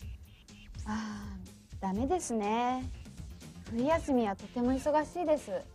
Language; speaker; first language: Japanese; non-native, learner; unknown